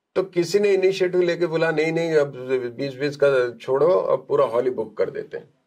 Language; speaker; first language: Hindi; non-native, local second language; Gujarati